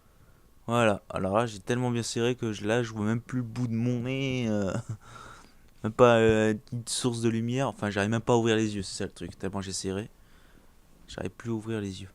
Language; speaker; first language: French; native; French